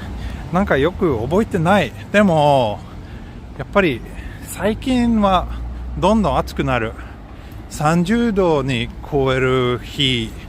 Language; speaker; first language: Japanese; non-native, fluent; Swedish